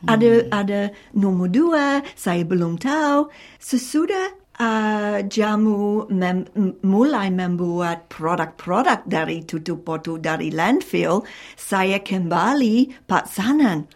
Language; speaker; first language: Indonesian; non-native, fluent; English